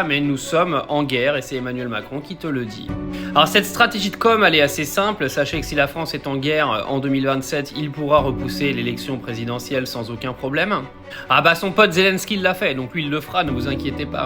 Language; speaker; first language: French; native; French